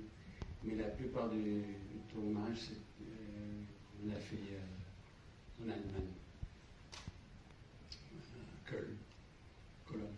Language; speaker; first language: French; non-native, fluent; English